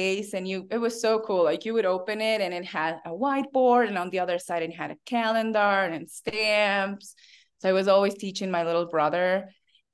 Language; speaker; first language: English; non-native, fluent; Spanish